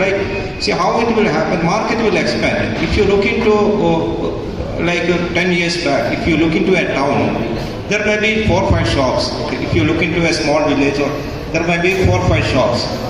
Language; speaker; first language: English; non-native, local second language; Malayalam